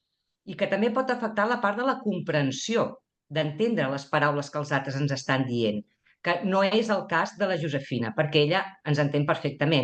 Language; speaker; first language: Catalan; native; Catalan